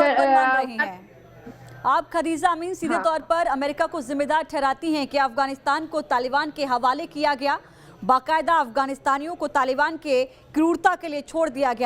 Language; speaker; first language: Hindi; native; Hindi